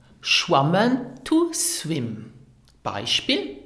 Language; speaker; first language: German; non-native, learner; English